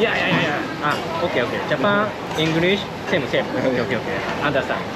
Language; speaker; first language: English; non-native, learner; Japanese